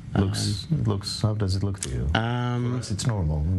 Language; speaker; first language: English; native; English